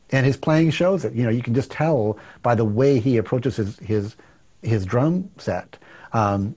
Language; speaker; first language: English; native; English